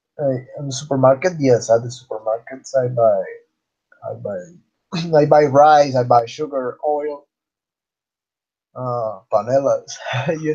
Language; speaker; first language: English; non-native, learner; Spanish